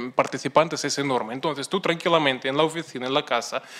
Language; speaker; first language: Spanish; non-native, fluent; Russian